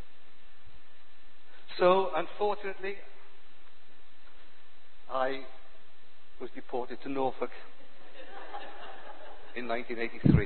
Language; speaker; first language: English; native; English